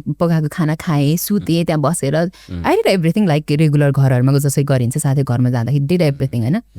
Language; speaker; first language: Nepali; non-native, local second language; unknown